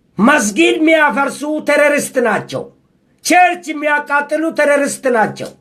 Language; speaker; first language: Amharic; non-native, local second language; Oromo